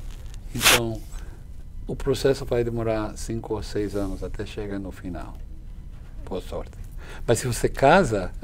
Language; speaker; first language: Portuguese; non-native, fluent; English